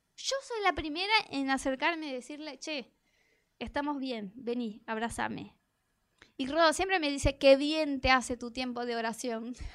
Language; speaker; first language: Spanish; non-native, fluent; Portuguese